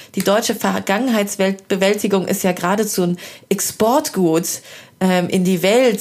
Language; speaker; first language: German; early bilingual, other home language; Persian